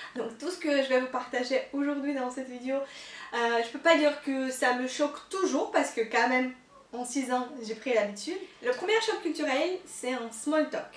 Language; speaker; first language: French; non-native, fluent; Russian